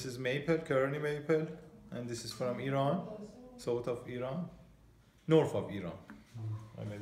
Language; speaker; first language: English; non-native, learner; Persian